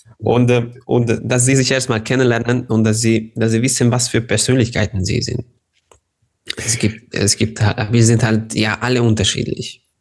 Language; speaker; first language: German; non-native, fluent; Hungarian